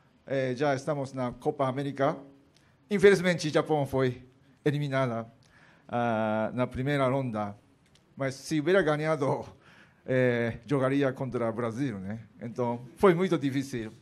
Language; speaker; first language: Portuguese; non-native, learner; Japanese